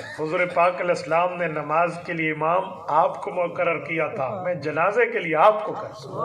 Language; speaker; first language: Urdu; non-native, local second language; Saraiki